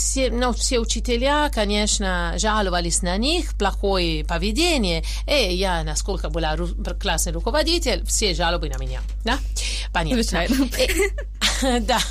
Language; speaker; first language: Russian; non-native, fluent; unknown